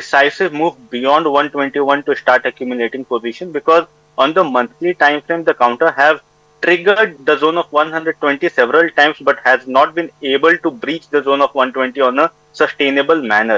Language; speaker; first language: English; non-native, local second language; Hindi